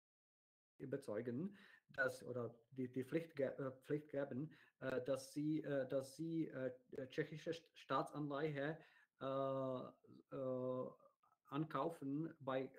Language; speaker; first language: German; non-native, learner; Czech